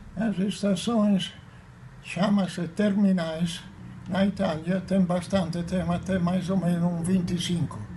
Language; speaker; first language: Portuguese; non-native, fluent; Italian